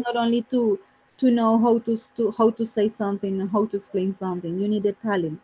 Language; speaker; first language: English; non-native, fluent; Spanish